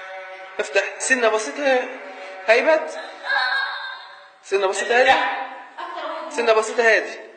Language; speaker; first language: Arabic; native; Arabic